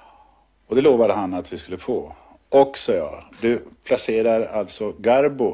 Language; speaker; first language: Swedish; native; Swedish